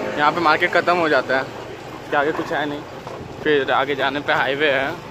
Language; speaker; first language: Hindi; native; Hindi